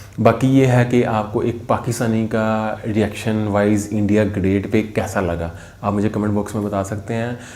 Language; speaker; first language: Urdu; native; Urdu